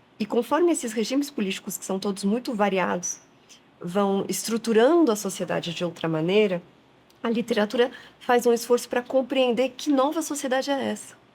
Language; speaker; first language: Portuguese; non-native, fluent; French